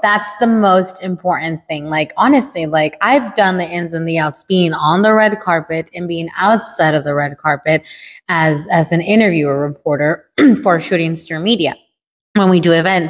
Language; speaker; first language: English; early bilingual, other home language; Spanish